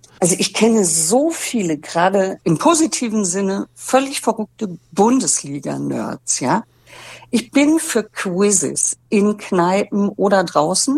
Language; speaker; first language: German; native; German